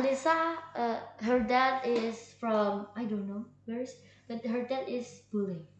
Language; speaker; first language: English; non-native, learner; Indonesian